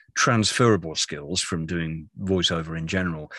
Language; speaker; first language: English; native; English